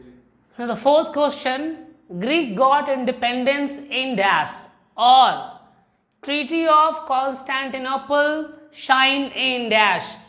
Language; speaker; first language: English; non-native, local second language; Hindi